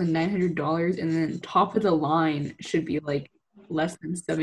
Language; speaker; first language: English; native; English